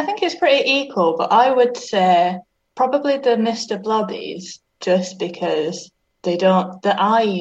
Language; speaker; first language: English; native; English